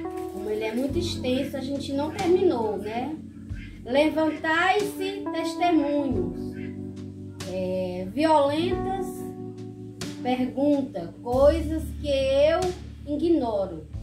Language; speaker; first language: Portuguese; native; Portuguese